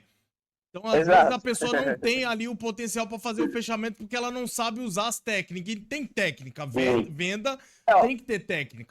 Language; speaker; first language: Portuguese; native; Portuguese